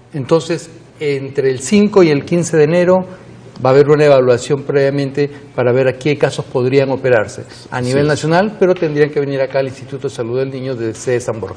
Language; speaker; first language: Spanish; native; Spanish